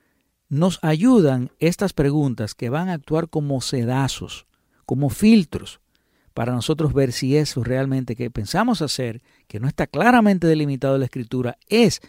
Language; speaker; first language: Spanish; native; Spanish